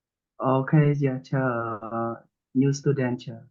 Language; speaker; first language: English; non-native, learner; Khmer